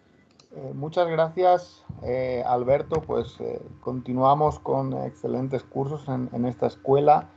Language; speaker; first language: Spanish; native; Spanish